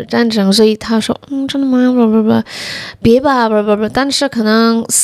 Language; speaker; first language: Chinese; non-native, fluent; Indonesian